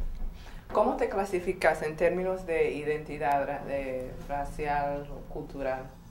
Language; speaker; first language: Spanish; non-native, fluent; English